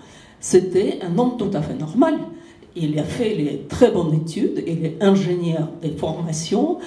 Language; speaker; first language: French; non-native, fluent; Russian